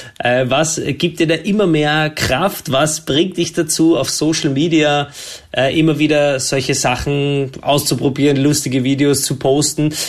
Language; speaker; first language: German; native; German